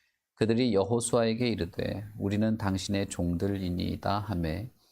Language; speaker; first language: Korean; native; Korean